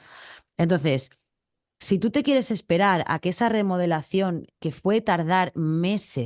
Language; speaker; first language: Spanish; native; Spanish